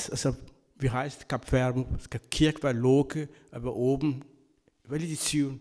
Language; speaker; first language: Danish; non-native, fluent; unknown